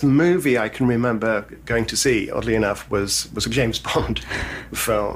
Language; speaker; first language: English; native; English